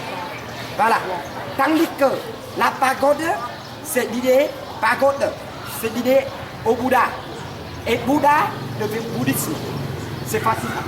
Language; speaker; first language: French; non-native, fluent; Vietnamese